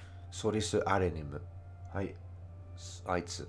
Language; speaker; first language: Japanese; non-native, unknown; English